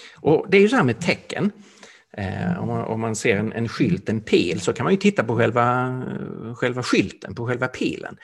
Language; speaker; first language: Swedish; native; Swedish